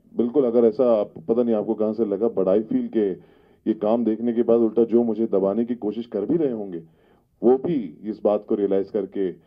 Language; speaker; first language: Hindi; native; Hindi